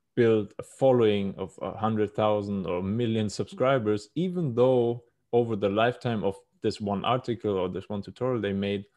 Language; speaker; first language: English; non-native, fluent; German